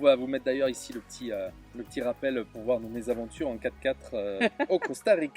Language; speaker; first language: French; native; French